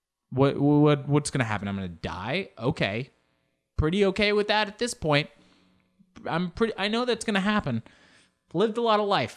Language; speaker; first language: English; early bilingual, other home language; Spanish